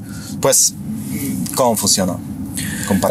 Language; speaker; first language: Spanish; non-native, fluent; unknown